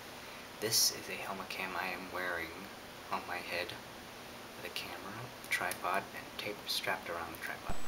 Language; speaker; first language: English; native; English